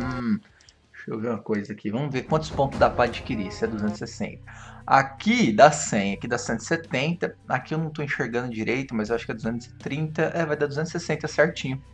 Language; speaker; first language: Portuguese; native; Portuguese